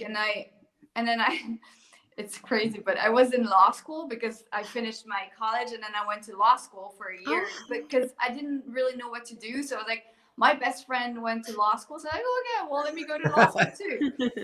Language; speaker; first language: English; non-native, fluent; French